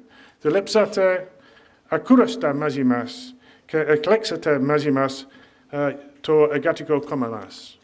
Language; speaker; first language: Greek; non-native, fluent; English